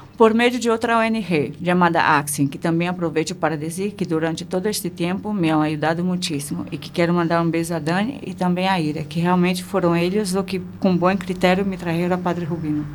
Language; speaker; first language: Spanish; non-native, fluent; Portuguese